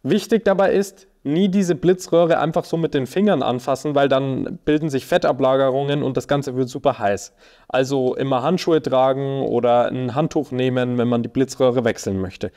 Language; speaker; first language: German; native; German